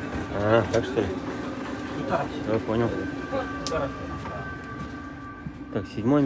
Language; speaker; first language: Russian; non-native, local second language; Tatar